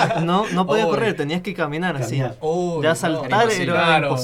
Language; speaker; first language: Spanish; native; Spanish